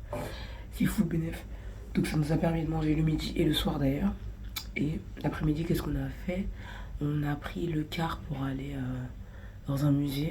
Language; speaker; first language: French; native; French